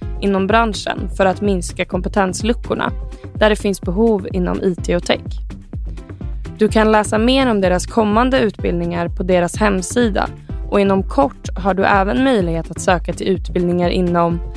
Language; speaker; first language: Swedish; native; Swedish